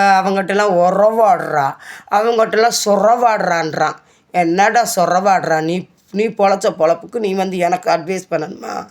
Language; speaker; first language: Tamil; native; Tamil